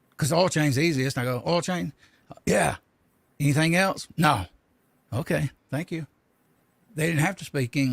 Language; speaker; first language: English; native; English